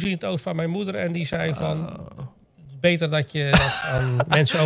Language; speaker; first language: Dutch; native; Dutch